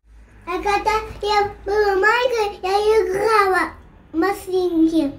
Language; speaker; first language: Russian; early bilingual, heritage; Russian